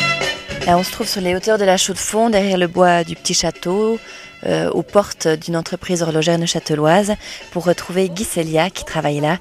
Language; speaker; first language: French; native; French